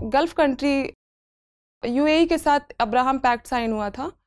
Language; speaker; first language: Hindi; native; Hindi